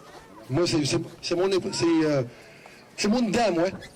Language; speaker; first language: French; native; French